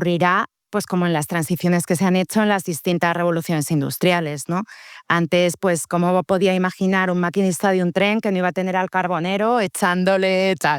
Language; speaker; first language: Spanish; native; Spanish